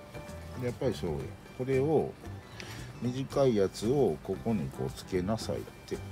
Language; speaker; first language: Japanese; native; Japanese